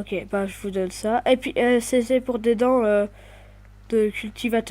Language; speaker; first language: French; native; French